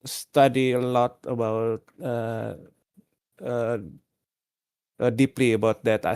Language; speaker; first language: English; non-native, learner; Indonesian